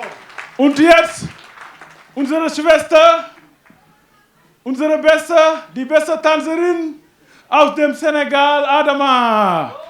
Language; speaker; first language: German; non-native, fluent; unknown